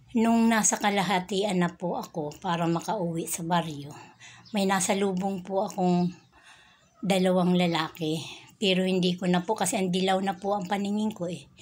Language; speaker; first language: Filipino; non-native, local second language; Bikol